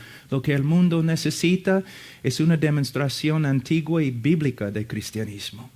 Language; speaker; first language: Spanish; non-native, fluent; English